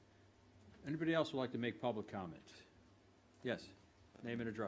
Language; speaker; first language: English; native; English